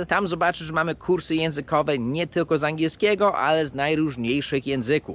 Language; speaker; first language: Polish; non-native, fluent; English